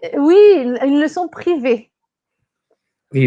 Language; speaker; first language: French; non-native, fluent; Portuguese